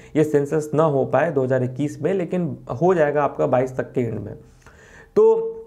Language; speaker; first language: Hindi; native; Hindi